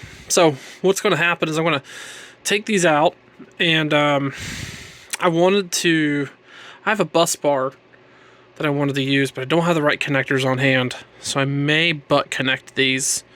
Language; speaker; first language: English; native; English